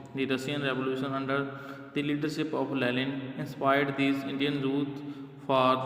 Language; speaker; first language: English; non-native, local second language; Punjabi